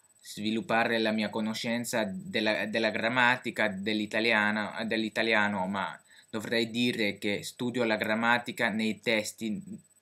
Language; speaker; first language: Italian; non-native, fluent; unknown